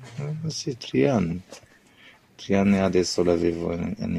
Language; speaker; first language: Italian; non-native, learner; Arabic